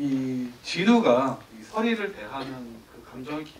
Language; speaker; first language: Korean; native; Korean